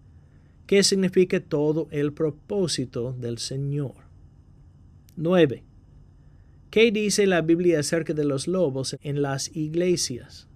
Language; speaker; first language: Spanish; non-native, fluent; English